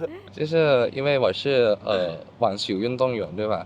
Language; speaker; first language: Chinese; non-native, fluent; Thai